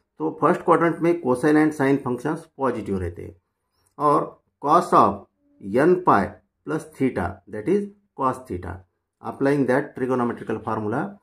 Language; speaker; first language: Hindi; non-native, local second language; Marathi